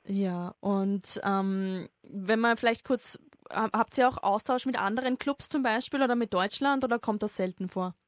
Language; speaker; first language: German; native; German